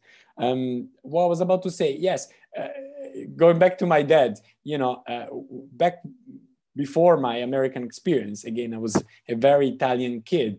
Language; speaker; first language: English; non-native, fluent; Italian